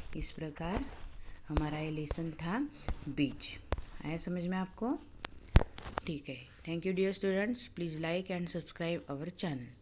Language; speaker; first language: Hindi; non-native, local second language; Marathi